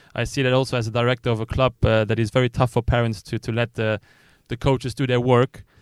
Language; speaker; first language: English; non-native, fluent; Luxembourgish